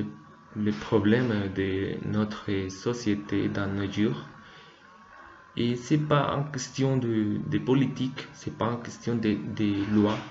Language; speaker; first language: French; non-native, learner; Spanish